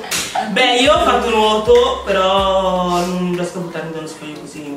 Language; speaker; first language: Italian; early bilingual, other home language; English